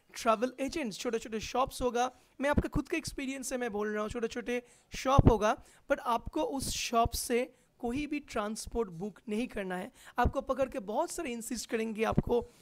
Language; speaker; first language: Hindi; non-native, local second language; Bangla